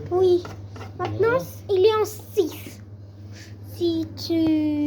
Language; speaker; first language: French; non-native, learner; Spanish